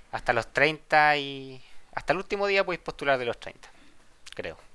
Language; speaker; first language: Spanish; native; Spanish